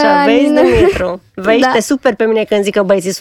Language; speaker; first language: Romanian; native; Romanian